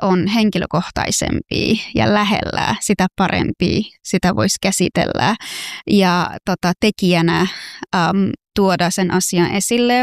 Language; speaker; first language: Finnish; non-native, fluent; Persian